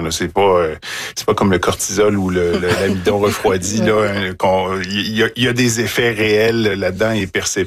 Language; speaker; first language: French; native; French